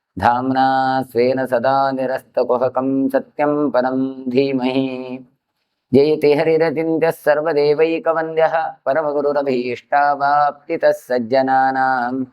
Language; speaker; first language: Kannada; non-native, local second language; Tulu